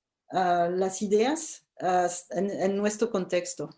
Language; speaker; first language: Spanish; non-native, fluent; French